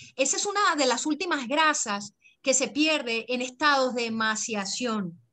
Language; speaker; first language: Spanish; native; Spanish